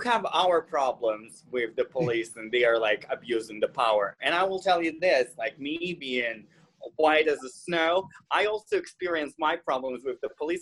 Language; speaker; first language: English; non-native, fluent; Russian